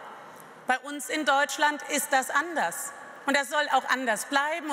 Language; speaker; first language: German; native; German